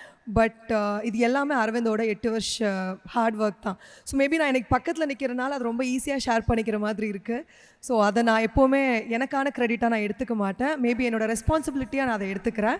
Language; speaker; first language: Tamil; native; Tamil